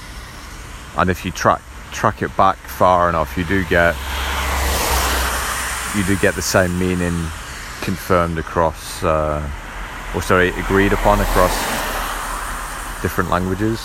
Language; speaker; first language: English; native; English